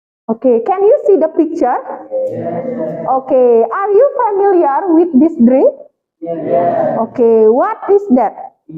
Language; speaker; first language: English; non-native, fluent; Indonesian